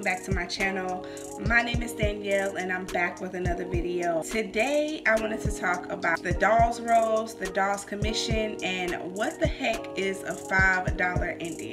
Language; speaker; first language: English; native; English